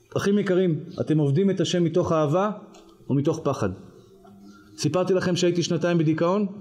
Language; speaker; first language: Hebrew; native; Hebrew